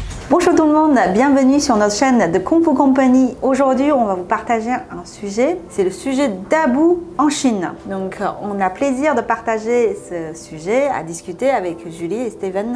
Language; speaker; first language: French; non-native, fluent; Chinese